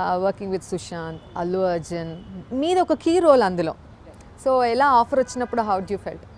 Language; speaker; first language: Telugu; native; Telugu